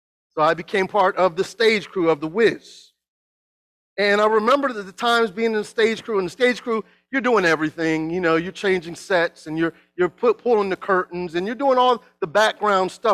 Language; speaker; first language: English; native; English